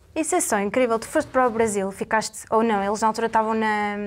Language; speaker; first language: Portuguese; native; Portuguese